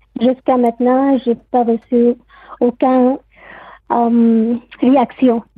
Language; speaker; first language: French; non-native, learner; Arabic